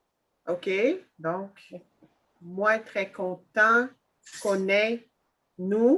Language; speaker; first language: Haitian Creole; non-native, learner; French